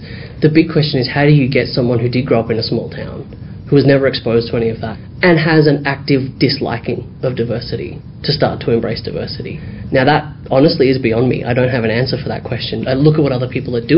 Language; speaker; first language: English; native; English